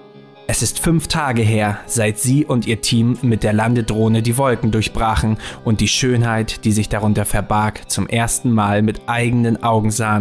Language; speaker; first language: German; native; German